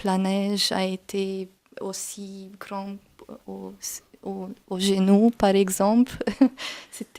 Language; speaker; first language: French; non-native, learner; Hungarian